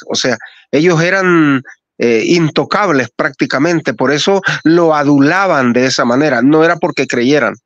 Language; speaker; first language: Spanish; native; Spanish